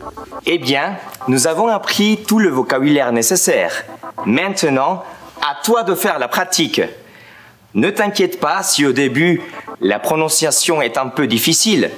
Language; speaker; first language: French; non-native, fluent; Spanish